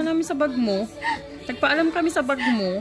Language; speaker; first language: Filipino; native; Filipino